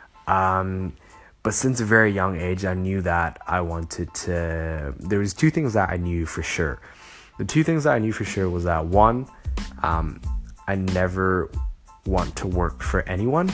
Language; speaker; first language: English; non-native, local second language; Cantonese